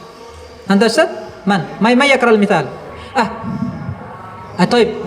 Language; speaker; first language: Arabic; non-native, fluent; Indonesian